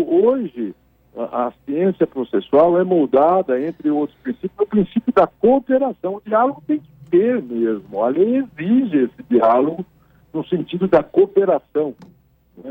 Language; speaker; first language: Portuguese; native; Portuguese